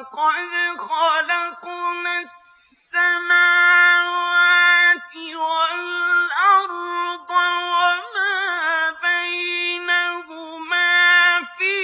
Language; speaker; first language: Arabic; native; Arabic